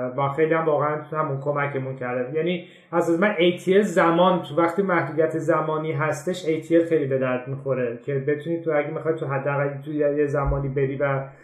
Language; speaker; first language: Persian; native; Persian